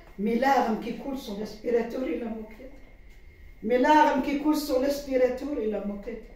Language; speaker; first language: French; non-native, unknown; Arabic